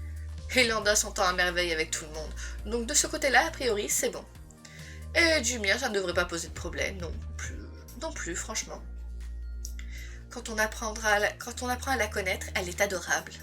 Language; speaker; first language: French; native; French